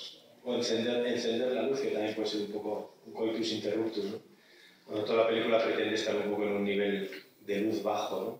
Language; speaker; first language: Spanish; native; Spanish